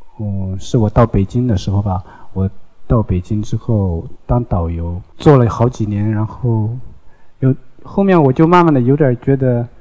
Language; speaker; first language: Chinese; non-native, local second language; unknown